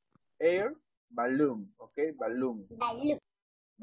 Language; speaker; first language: English; non-native, learner; Spanish